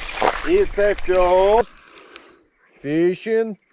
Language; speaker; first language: English; non-native, learner; Russian